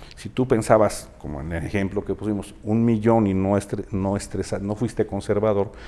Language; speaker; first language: Spanish; native; Spanish